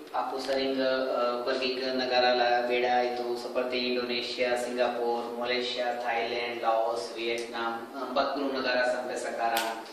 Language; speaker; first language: Indonesian; non-native, fluent; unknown